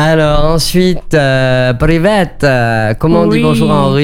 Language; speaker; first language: French; native; French